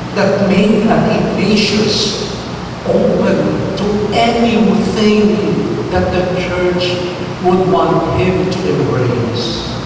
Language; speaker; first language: English; non-native, local second language; Filipino